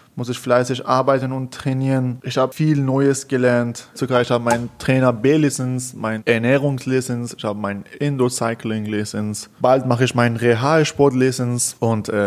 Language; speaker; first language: German; non-native, learner; Persian